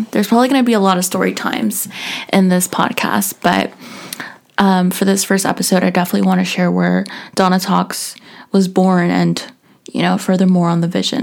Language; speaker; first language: English; native; English